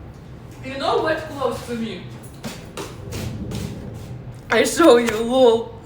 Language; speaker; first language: English; non-native, learner; Russian